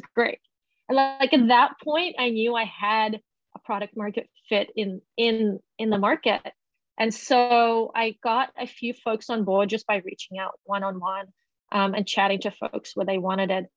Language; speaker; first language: English; native; English